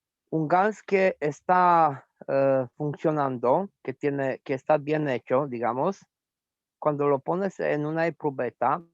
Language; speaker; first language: Spanish; non-native, fluent; Romanian